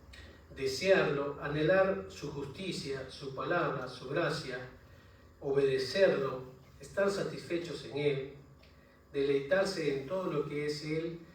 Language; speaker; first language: Spanish; native; Spanish